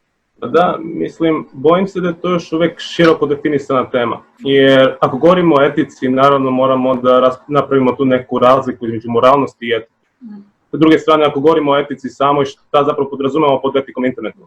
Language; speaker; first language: Bosnian; native; Bosnian